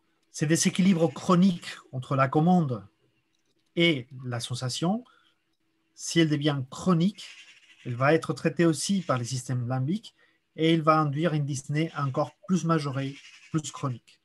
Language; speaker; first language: French; native; French